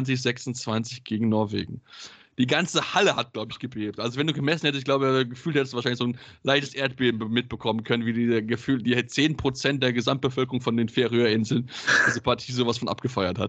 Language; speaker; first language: German; native; German